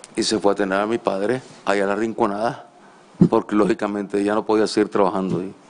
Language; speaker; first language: Spanish; native; Spanish